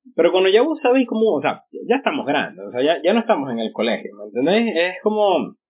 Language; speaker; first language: Spanish; native; Spanish